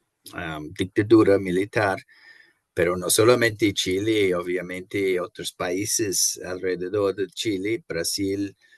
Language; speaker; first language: Spanish; non-native, fluent; Portuguese